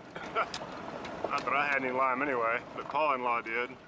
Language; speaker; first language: English; native; English